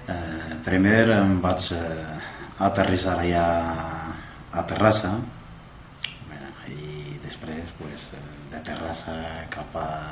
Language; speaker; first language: Catalan; non-native, fluent; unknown